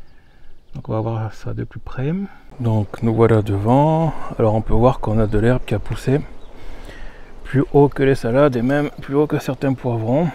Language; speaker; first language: French; native; French